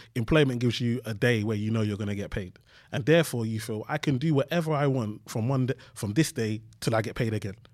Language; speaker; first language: English; early bilingual, other home language; Yoruba